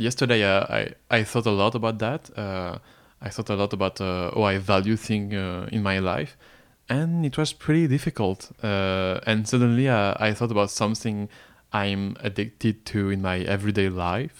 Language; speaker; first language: English; non-native, fluent; French